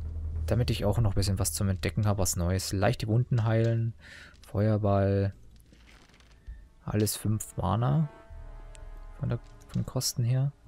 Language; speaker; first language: German; native; German